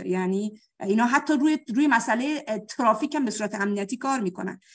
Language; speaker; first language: Persian; native; Persian